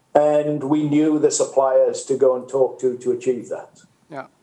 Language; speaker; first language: English; native; English